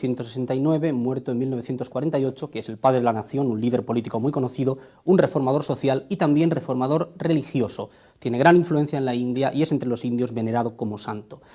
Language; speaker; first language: Spanish; native; Spanish